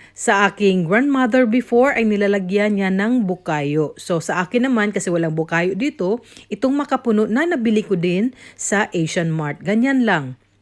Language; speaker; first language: Filipino; non-native, local second language; Cebuano